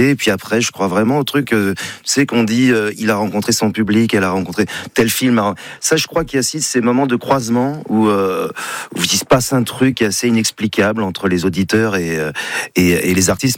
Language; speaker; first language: French; native; French